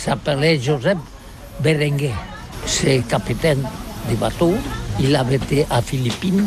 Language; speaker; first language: French; non-native, learner; Catalan